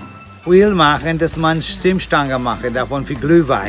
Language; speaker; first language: German; non-native, learner; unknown